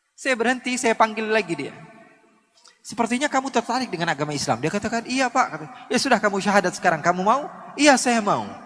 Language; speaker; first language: Indonesian; native; Indonesian